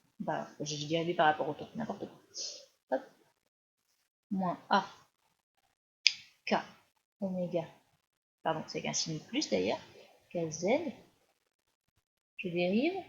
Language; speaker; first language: French; native; French